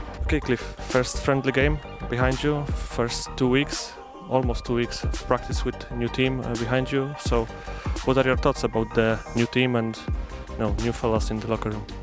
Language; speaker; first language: English; non-native, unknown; Polish